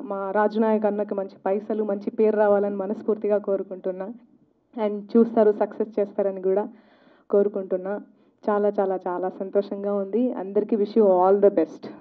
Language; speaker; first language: Telugu; non-native, local second language; Lambadi